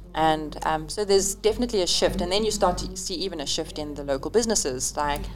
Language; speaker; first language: English; native; English